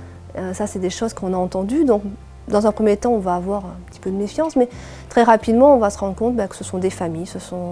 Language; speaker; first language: French; native; French